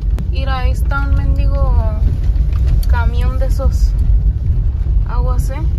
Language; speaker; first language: Spanish; early bilingual, heritage; Spanish